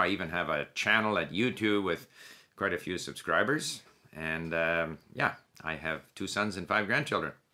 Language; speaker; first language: English; native; English